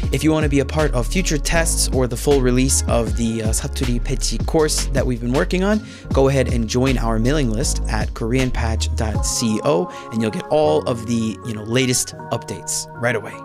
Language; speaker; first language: English; native; English